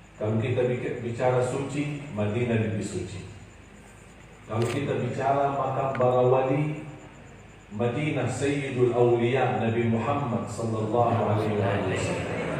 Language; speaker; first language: Indonesian; non-native, fluent; Arabic